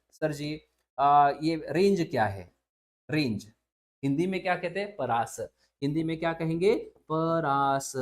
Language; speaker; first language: Hindi; non-native, local second language; Marathi